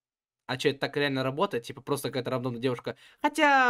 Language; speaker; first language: Russian; native; Russian